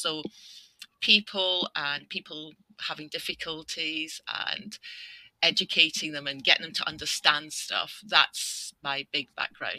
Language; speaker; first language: English; native; English